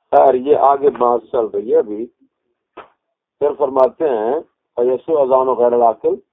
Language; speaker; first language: Urdu; non-native, local second language; Punjabi